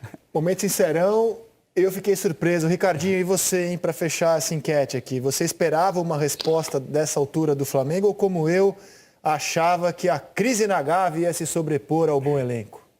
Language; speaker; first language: Portuguese; native; Portuguese